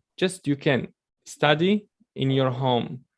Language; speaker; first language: English; non-native, learner; Chechen